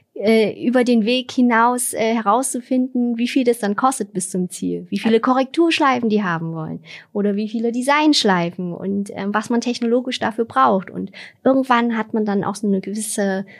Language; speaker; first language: German; non-native, fluent; Vietnamese